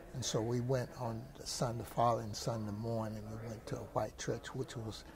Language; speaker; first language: English; native; English